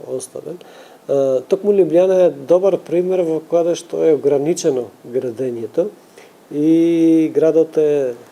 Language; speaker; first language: Macedonian; non-native, local second language; Albanian